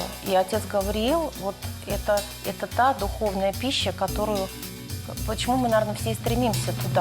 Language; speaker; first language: Russian; native; Russian